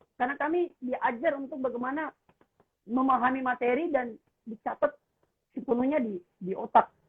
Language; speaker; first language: Indonesian; native; Indonesian